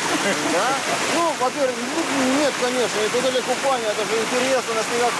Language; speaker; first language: Russian; native; Russian